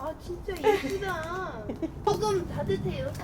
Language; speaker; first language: Korean; non-native, learner; English